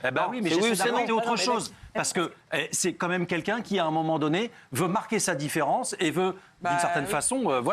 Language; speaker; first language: French; native; French